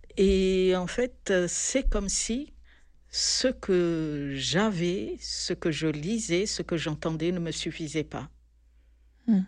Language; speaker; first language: French; non-native, local second language; Malagasy